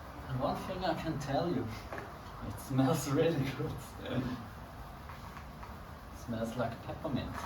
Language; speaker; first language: English; non-native, fluent; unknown